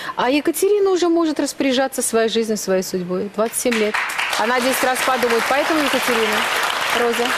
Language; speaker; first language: Russian; native; Russian